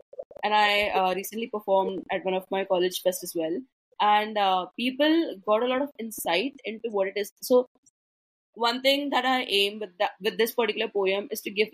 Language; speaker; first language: English; non-native, local second language; Hindi